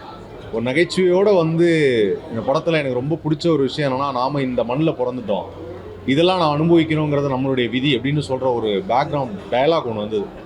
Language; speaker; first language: Tamil; native; Tamil